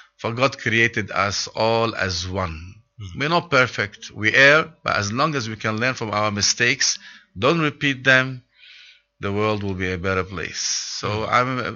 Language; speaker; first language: English; non-native, local second language; Arabic